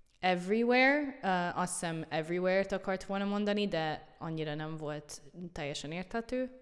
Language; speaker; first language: Hungarian; non-native, fluent; English